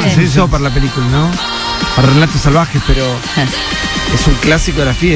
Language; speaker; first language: Spanish; native; Spanish